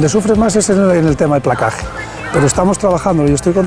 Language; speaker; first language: Spanish; native; Spanish